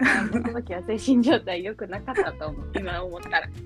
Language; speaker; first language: Japanese; native; Japanese